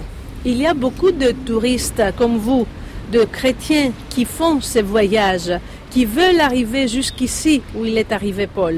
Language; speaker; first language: French; non-native, fluent; Greek